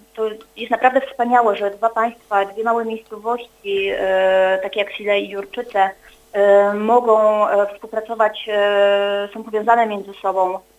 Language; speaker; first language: Polish; native; Polish